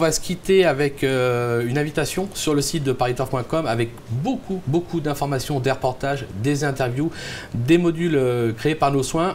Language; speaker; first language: French; native; French